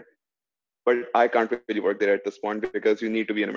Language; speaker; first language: English; non-native, local second language; Urdu